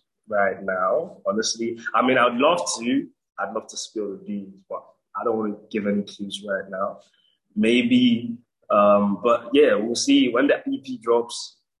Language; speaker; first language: English; non-native, local second language; Igbo